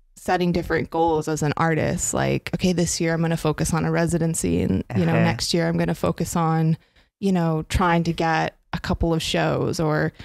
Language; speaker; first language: English; native; English